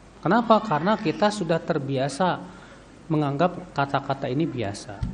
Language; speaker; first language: Indonesian; native; Indonesian